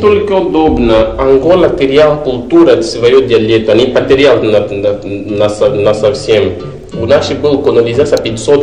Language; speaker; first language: Russian; non-native, learner; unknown